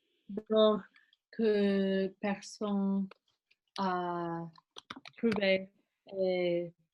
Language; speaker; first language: French; non-native, learner; English